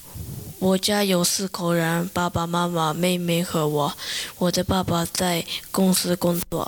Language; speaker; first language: Chinese; non-native, learner; Japanese